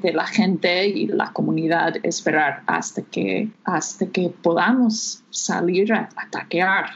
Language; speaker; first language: Spanish; non-native, fluent; English